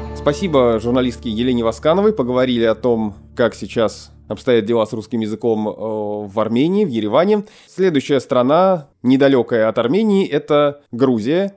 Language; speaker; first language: Russian; native; Russian